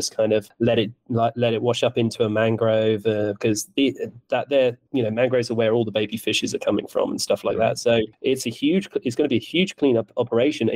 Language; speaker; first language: English; native; English